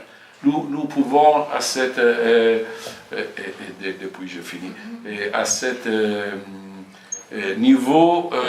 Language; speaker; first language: French; non-native, fluent; Italian